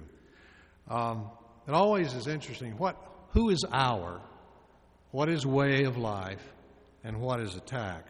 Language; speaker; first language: English; native; English